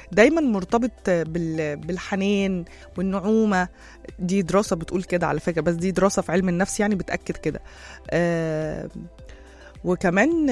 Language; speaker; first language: Arabic; native; Arabic